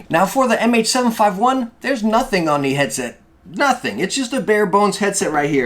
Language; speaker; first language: English; native; English